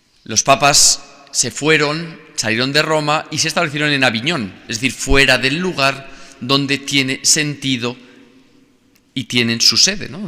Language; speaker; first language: Spanish; native; Spanish